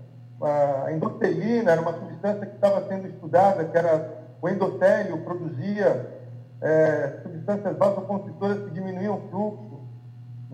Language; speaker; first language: Portuguese; native; Portuguese